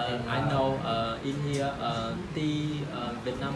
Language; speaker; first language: English; non-native, learner; Vietnamese